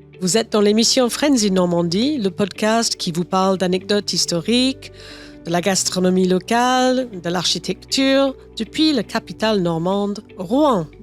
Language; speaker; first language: French; non-native, fluent; English